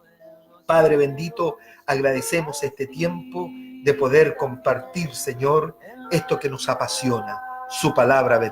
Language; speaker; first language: Spanish; native; Spanish